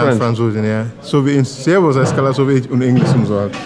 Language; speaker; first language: German; non-native, learner; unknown